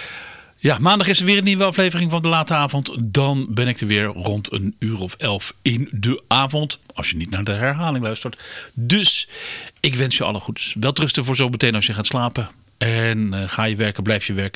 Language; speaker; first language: Dutch; native; Dutch